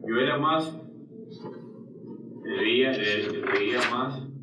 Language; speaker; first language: Spanish; early bilingual, heritage; Spanish